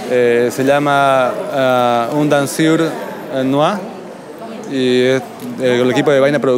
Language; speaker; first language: Spanish; native; Spanish